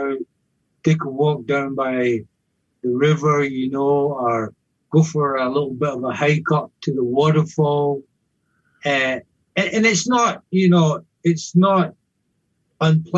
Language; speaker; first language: English; native; English